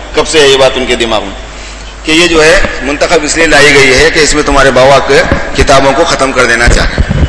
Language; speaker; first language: Hindi; native; Hindi